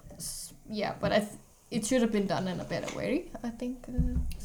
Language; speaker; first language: English; non-native, fluent; Danish